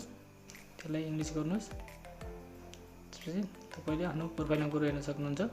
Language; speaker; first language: Nepali; native; Nepali